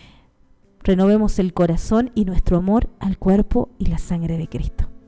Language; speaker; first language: Spanish; native; Spanish